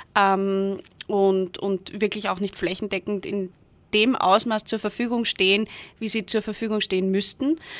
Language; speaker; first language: German; native; German